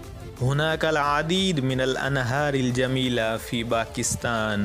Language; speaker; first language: Arabic; non-native, learner; Urdu